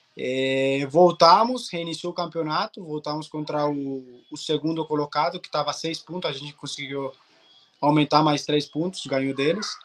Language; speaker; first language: Portuguese; non-native, fluent; Spanish